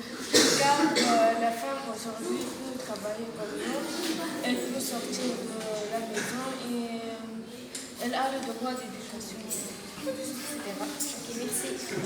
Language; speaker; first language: French; non-native, local second language; Arabic